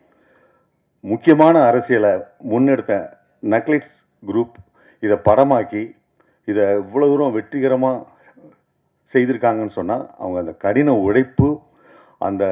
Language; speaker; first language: Tamil; native; Tamil